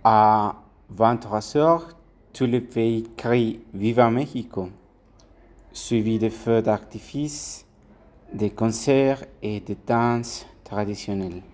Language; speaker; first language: French; non-native, learner; Spanish